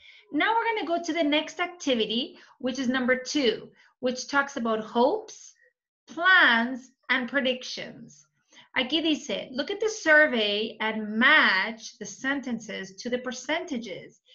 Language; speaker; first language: English; non-native, fluent; Spanish